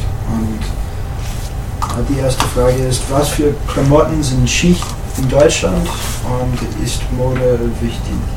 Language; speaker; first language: German; non-native, learner; English